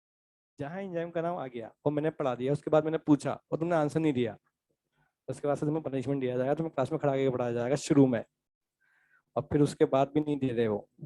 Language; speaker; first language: Hindi; native; Hindi